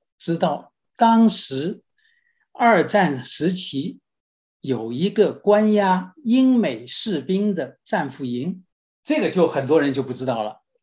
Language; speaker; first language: Chinese; native; Chinese